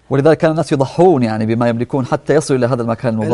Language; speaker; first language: Arabic; native; Arabic